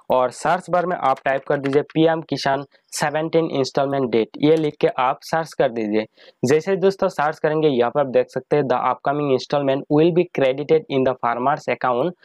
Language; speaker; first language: Hindi; native; Hindi